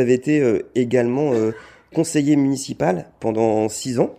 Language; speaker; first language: French; native; French